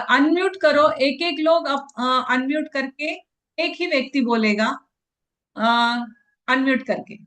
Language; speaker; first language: Hindi; non-native, local second language; Marathi